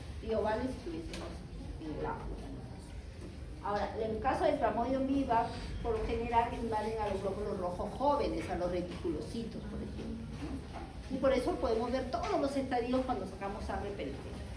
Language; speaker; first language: Spanish; native; Spanish